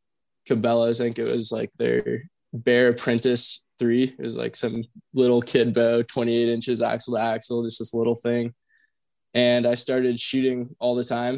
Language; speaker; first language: English; native; English